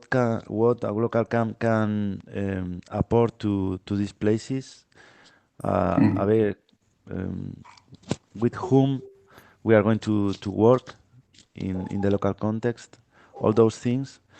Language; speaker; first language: English; non-native, fluent; Spanish